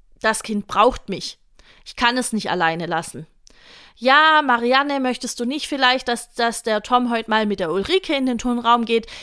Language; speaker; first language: German; native; German